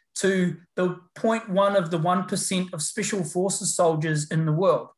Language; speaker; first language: English; native; English